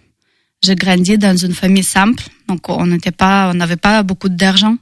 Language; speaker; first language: French; non-native, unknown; Russian